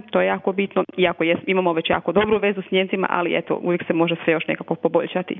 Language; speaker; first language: Croatian; early bilingual, heritage; Croatian